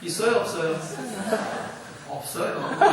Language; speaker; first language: Korean; native; Korean